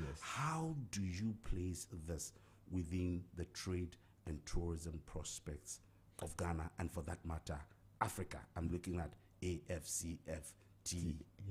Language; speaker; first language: English; non-native, local second language; Akan